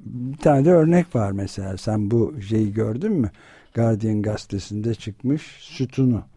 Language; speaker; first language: Turkish; native; Turkish